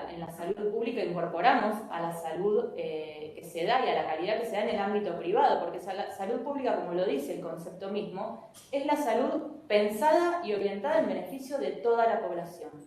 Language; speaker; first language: Spanish; native; Spanish